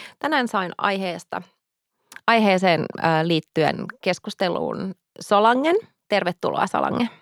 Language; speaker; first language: Finnish; early bilingual, heritage; Finnish